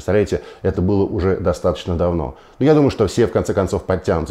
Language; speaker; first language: Russian; native; Russian